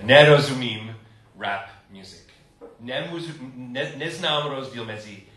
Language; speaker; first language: Czech; non-native, learner; English